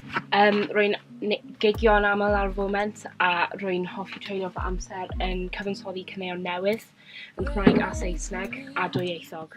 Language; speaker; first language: Welsh; non-native, local second language; English